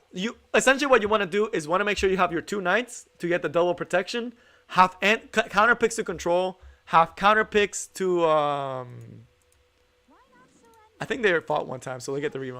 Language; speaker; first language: English; native; English